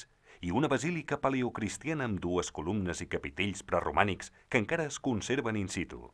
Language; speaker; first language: Catalan; native; Catalan